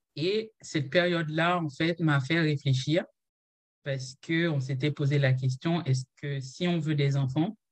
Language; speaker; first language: French; non-native, local second language; Haitian Creole